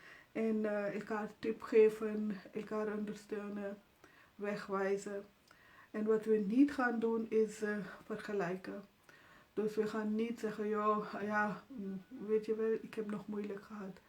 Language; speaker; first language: Dutch; non-native, fluent; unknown